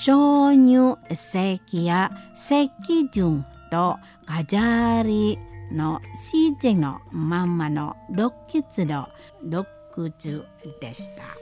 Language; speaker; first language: Japanese; non-native, learner; Indonesian